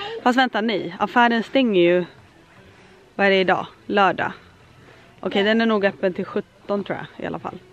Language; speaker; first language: Swedish; native; Swedish